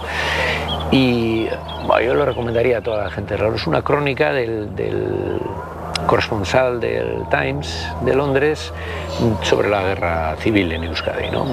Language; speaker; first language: Spanish; native; Spanish